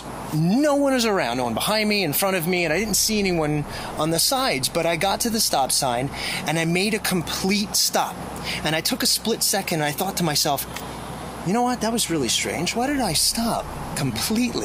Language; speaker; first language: English; native; English